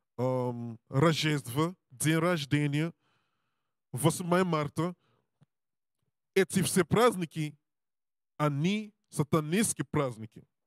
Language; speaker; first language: Russian; non-native, learner; Serbian